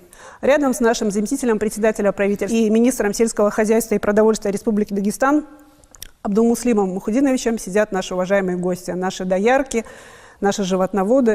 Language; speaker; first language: Russian; native; Russian